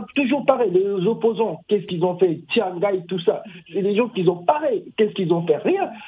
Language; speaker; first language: French; non-native, local second language; Sango